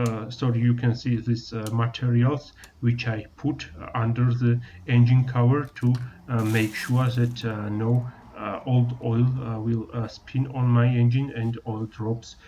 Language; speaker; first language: English; non-native, learner; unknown